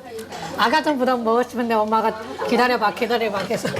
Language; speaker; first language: Korean; non-native, learner; Chinese